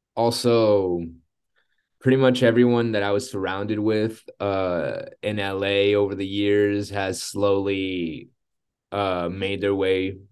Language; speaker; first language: English; early bilingual, other home language; Spanish